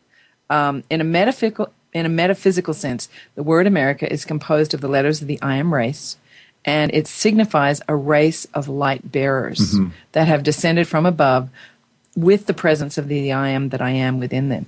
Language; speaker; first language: English; native; English